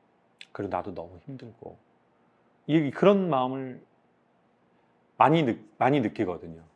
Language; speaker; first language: Korean; native; Korean